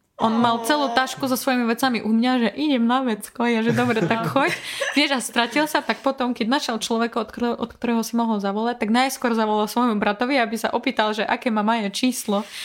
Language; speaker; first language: Slovak; non-native, fluent; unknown